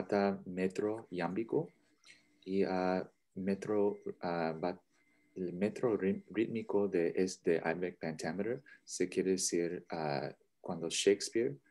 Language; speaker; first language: Spanish; non-native, learner; English